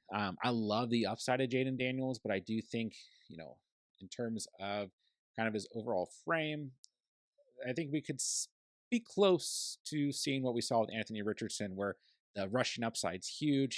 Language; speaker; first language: English; native; English